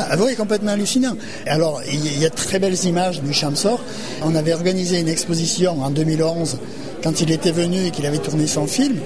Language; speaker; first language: French; native; French